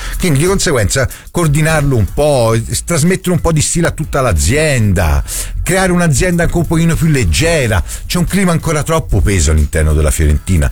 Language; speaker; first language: Italian; native; Italian